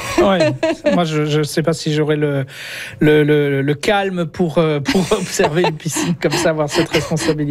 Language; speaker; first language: French; native; French